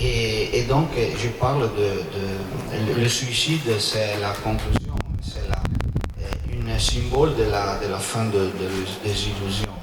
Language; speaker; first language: French; non-native, learner; Italian